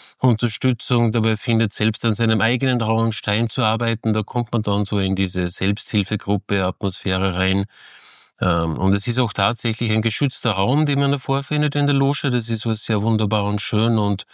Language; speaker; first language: German; native; German